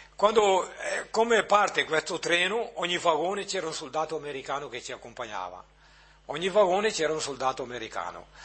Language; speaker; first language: Italian; native; Italian